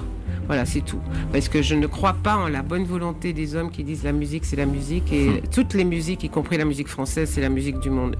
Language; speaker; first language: French; native; French